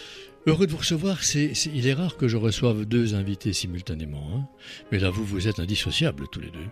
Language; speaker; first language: French; native; French